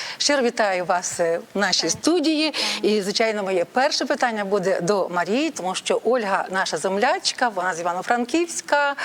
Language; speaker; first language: Ukrainian; native; Ukrainian